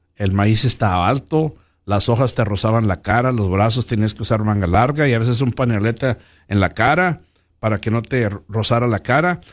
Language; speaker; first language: Spanish; early bilingual, heritage; Spanish